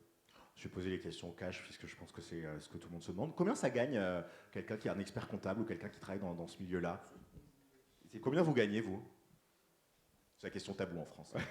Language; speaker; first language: French; native; French